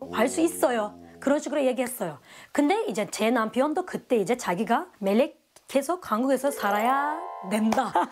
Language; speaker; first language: Korean; non-native, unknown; Turkish